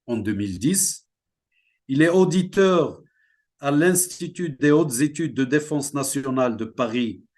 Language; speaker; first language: French; non-native, local second language; Central Atlas Tamazight